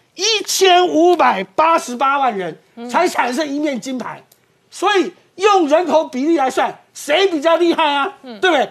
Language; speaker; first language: Chinese; native; Chinese